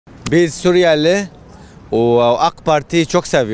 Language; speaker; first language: Turkish; non-native, fluent; Arabic